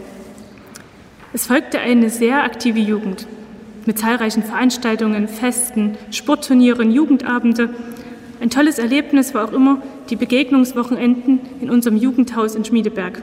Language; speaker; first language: German; native; German